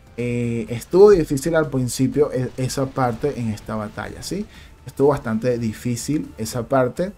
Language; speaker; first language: Spanish; native; Spanish